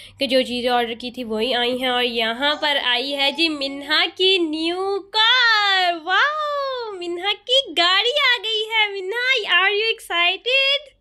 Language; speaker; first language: Urdu; native; Urdu